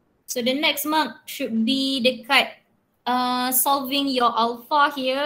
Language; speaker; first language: English; non-native, local second language; Malay